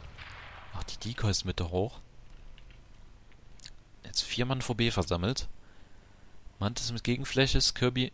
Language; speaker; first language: German; native; German